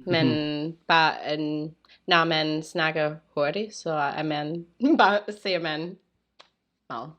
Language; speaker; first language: Danish; non-native, fluent; English